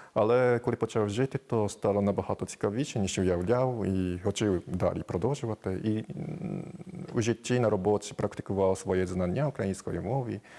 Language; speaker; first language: Ukrainian; non-native, fluent; Japanese